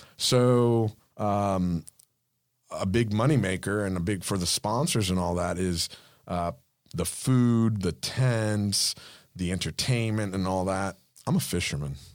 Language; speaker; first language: English; non-native, fluent; Spanish